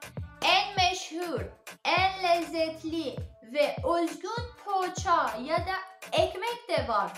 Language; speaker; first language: Turkish; non-native, learner; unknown